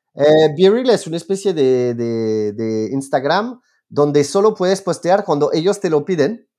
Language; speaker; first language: Spanish; non-native, fluent; French